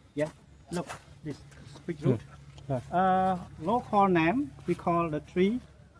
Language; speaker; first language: English; non-native, local second language; Khmer